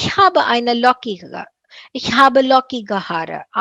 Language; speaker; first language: German; non-native, fluent; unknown